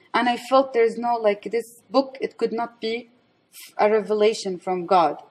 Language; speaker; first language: English; non-native, fluent; Arabic